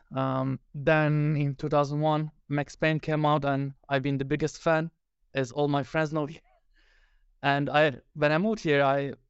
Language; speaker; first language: English; non-native, fluent; Turkish